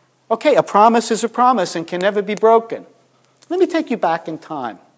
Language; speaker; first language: English; native; English